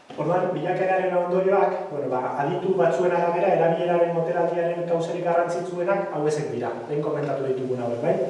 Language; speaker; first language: Basque; native; Basque